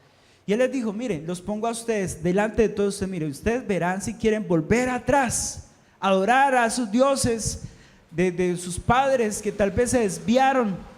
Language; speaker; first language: Spanish; native; Spanish